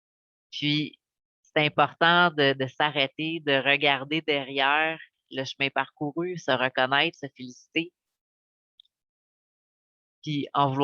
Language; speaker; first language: French; native; French